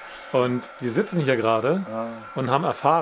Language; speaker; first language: German; native; German